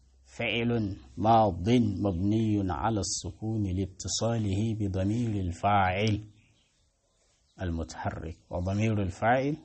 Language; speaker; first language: Arabic; non-native, fluent; Hausa